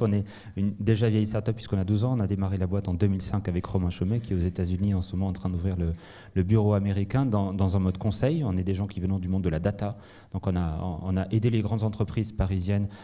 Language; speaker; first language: French; native; French